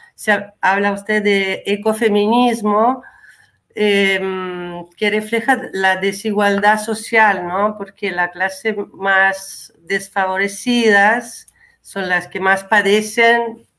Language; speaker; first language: Spanish; non-native, fluent; Italian